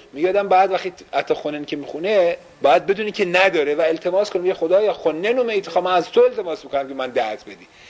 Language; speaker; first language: Persian; early bilingual, heritage; Persian